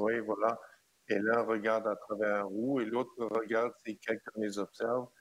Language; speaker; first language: French; non-native, fluent; German